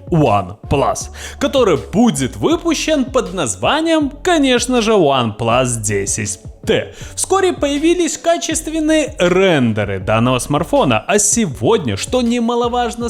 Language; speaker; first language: Russian; native; Russian